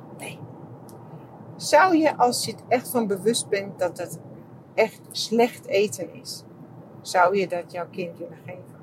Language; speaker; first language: Dutch; non-native, fluent; Czech